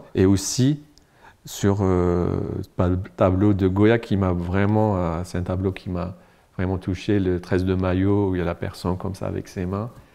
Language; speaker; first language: French; non-native, local second language; Arabic